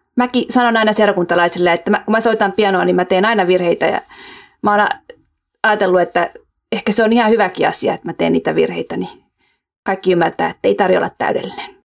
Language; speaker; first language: Finnish; early bilingual, heritage; Finnish